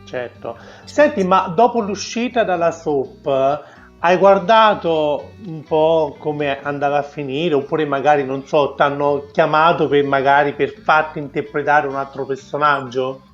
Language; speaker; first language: Italian; native; Italian